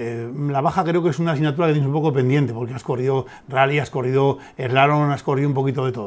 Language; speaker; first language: Spanish; native; Spanish